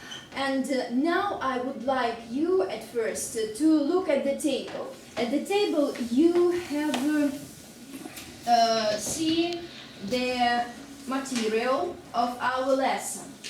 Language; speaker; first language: English; non-native, fluent; Russian